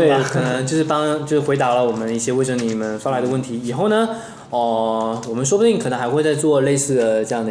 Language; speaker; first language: Chinese; native; Chinese